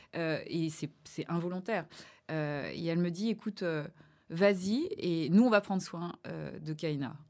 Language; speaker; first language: French; native; French